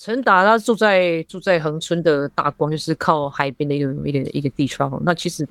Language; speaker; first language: English; non-native, learner; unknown